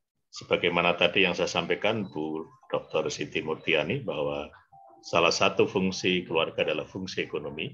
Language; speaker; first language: Indonesian; native; Indonesian